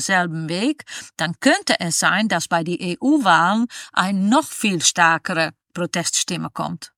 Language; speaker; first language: German; non-native, fluent; Dutch